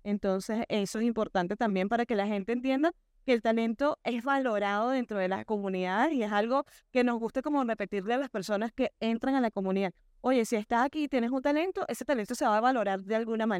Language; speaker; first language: Spanish; native; Spanish